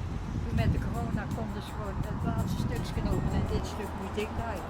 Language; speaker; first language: Dutch; native; Dutch